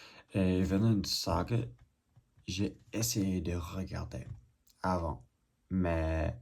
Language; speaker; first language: French; non-native, learner; English